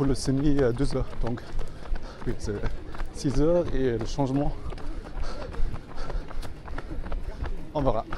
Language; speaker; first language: French; non-native, fluent; German